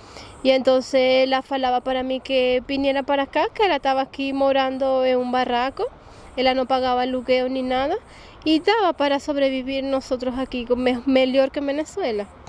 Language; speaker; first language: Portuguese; non-native, learner; Spanish